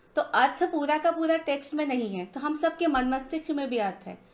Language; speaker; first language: Hindi; native; Hindi